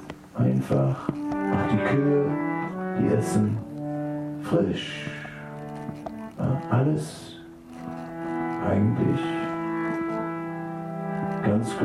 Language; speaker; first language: German; non-native, fluent; Dutch